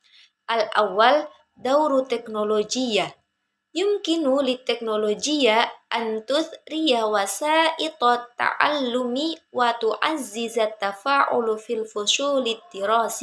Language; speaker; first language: Arabic; non-native, learner; Indonesian